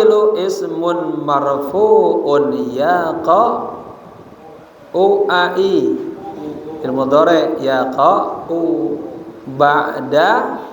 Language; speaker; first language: Arabic; non-native, fluent; Indonesian